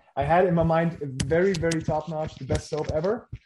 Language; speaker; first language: English; non-native, fluent; German